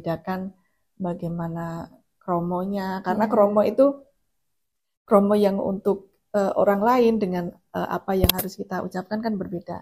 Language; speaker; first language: Indonesian; non-native, local second language; Javanese